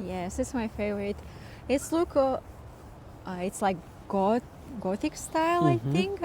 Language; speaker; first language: English; non-native, learner; Spanish